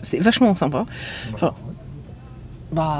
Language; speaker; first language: French; native; French